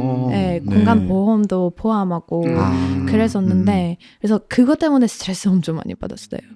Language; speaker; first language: Korean; non-native, fluent; Polish